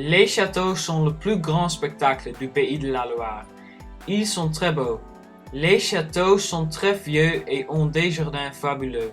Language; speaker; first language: French; non-native, learner; Dutch